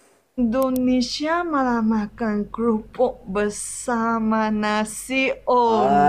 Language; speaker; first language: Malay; non-native, local second language; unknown